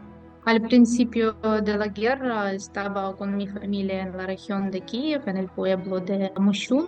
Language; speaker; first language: Spanish; non-native, fluent; Ukrainian